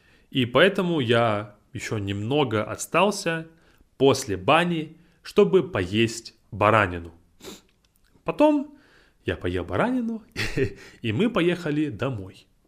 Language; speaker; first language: Russian; native; Russian